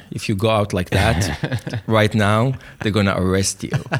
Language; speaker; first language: English; non-native, fluent; Hebrew